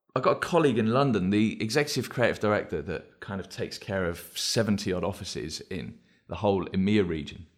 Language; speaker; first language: English; native; English